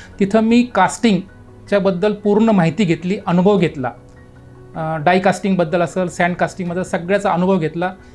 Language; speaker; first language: Marathi; native; Marathi